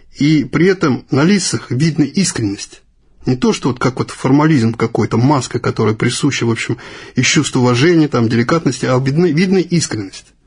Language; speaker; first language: Russian; native; Russian